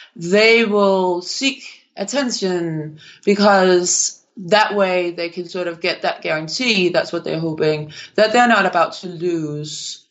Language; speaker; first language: English; non-native, fluent; Danish